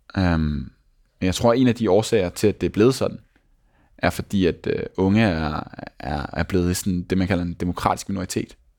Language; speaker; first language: Danish; native; Danish